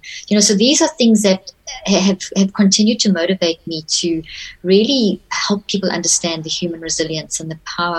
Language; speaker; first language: English; native; English